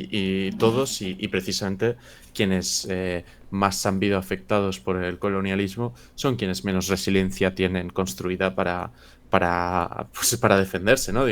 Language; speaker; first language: Spanish; native; Spanish